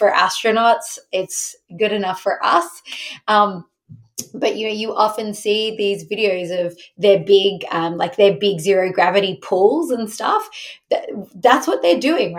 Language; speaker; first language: English; native; English